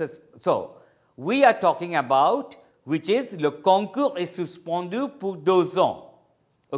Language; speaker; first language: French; non-native, fluent; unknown